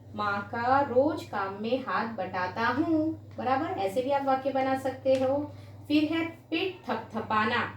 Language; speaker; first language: Hindi; non-native, local second language; Gujarati